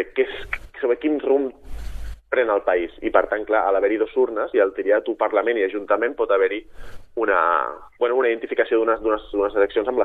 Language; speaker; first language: Catalan; native; Catalan